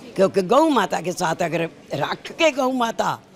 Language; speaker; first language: Hindi; non-native, local second language; Punjabi